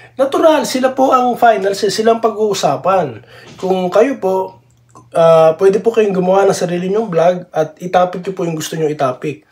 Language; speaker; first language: Filipino; native; Filipino